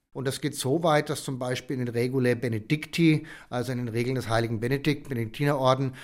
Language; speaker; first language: German; native; German